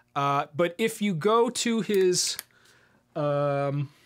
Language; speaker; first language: English; native; English